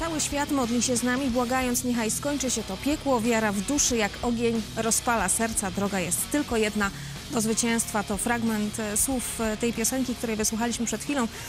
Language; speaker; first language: Polish; native; Polish